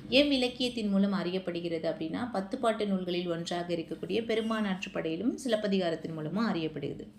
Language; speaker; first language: Tamil; native; Tamil